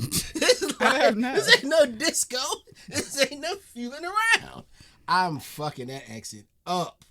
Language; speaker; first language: English; native; English